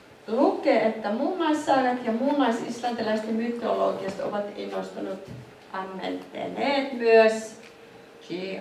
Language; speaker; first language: Finnish; non-native, fluent; Icelandic